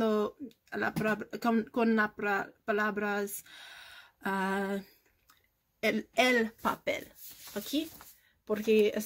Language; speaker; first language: Spanish; non-native, learner; English